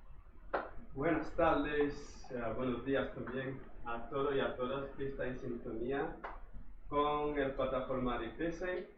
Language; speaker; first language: Spanish; non-native, fluent; Haitian Creole